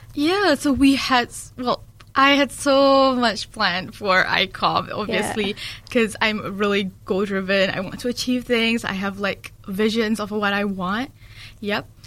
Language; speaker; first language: English; early bilingual, other home language; Malay